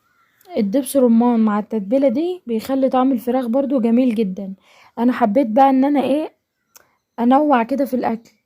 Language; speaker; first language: Arabic; native; Arabic